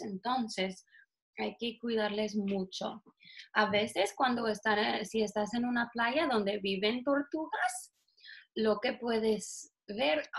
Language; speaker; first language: Spanish; non-native, fluent; English